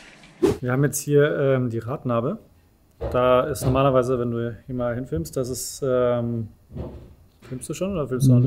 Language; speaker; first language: German; native; German